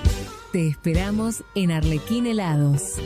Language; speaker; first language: Spanish; native; Spanish